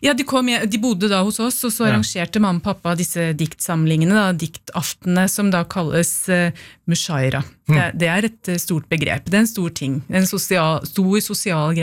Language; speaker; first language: Norwegian; early bilingual, other home language; Urdu